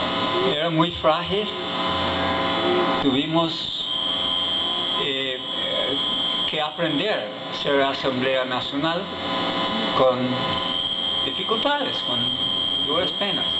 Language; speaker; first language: Spanish; non-native, fluent; English